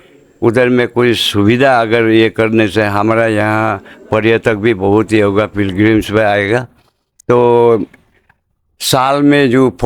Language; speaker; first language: Hindi; non-native, local second language; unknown